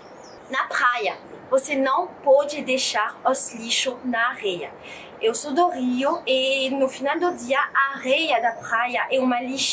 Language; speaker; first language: Portuguese; non-native, fluent; French